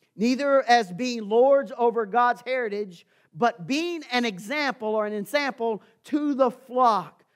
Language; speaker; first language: English; native; English